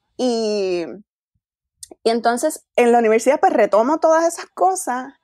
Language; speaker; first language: Spanish; native; Spanish